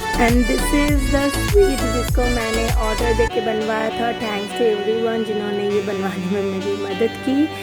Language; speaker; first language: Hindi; non-native, local second language; Bangla